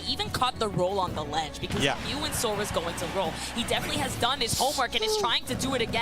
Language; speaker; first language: English; native; English